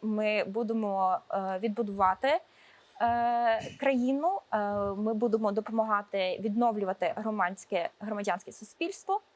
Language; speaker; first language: Ukrainian; early bilingual, heritage; Ukrainian